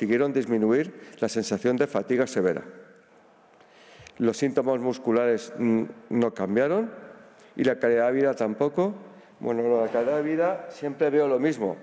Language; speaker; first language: Spanish; native; Spanish